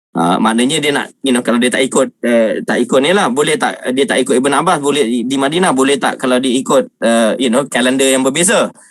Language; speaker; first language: Malay; native; Malay